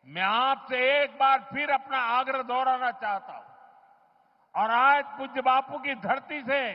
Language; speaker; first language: Hindi; non-native, local second language; Gujarati